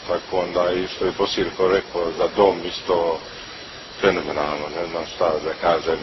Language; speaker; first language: Croatian; early bilingual, heritage; Croatian